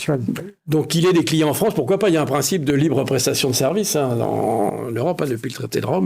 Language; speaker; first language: French; native; French